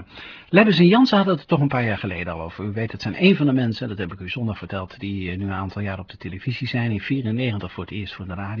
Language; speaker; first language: Dutch; native; Dutch